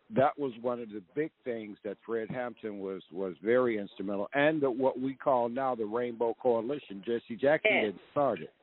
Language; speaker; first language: English; native; English